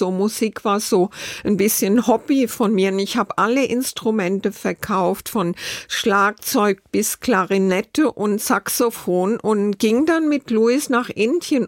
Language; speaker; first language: German; native; German